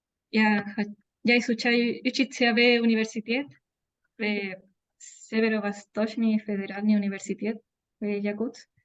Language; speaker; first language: Russian; non-native, learner; Spanish